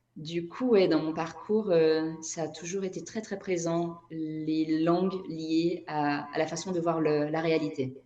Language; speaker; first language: French; non-native, fluent; Portuguese